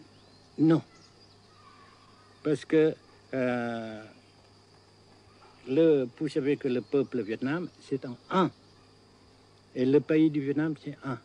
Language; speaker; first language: French; non-native, fluent; Vietnamese